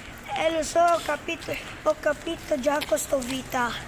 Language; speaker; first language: Italian; early bilingual, other home language; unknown